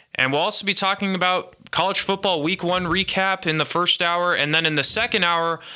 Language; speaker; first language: English; native; English